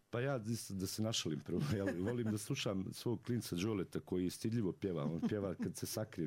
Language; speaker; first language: Serbian; native; Serbian